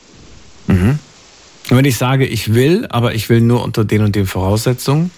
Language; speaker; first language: German; native; German